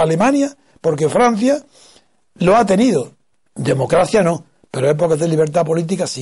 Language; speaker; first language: Spanish; native; Spanish